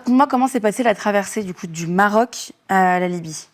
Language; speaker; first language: French; native; French